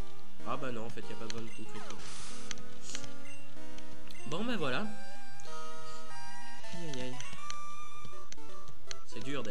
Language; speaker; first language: French; native; French